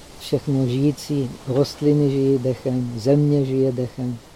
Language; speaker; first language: Czech; native; Czech